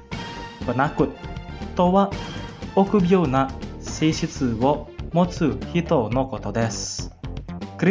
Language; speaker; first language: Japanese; non-native, fluent; Indonesian